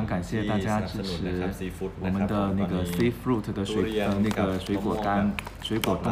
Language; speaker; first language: Chinese; non-native, fluent; Thai